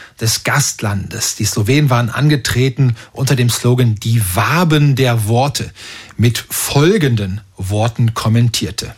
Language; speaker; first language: German; native; German